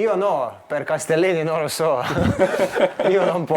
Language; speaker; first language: Italian; non-native, fluent; Croatian